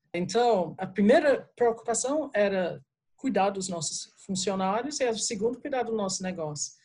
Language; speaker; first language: Portuguese; non-native, fluent; English